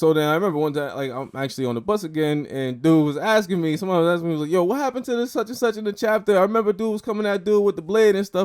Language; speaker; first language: English; native; English